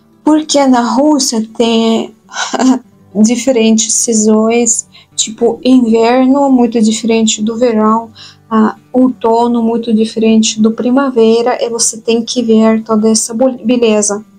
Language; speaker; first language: Portuguese; non-native, fluent; Russian